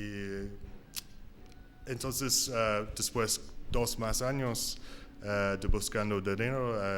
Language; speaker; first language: Spanish; non-native, learner; English